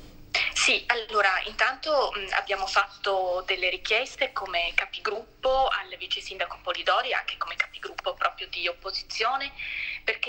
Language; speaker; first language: Italian; native; Italian